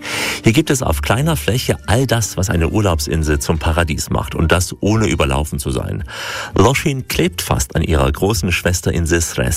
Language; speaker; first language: German; native; German